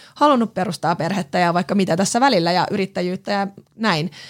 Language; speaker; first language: Finnish; native; Finnish